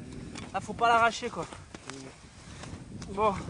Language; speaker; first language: French; native; French